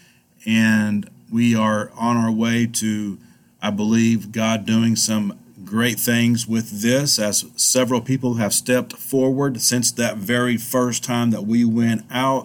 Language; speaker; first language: English; native; English